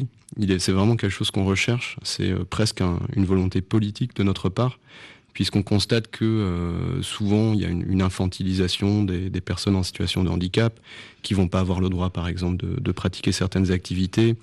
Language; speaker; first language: French; native; French